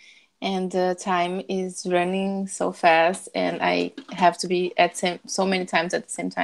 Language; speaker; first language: English; non-native, fluent; Portuguese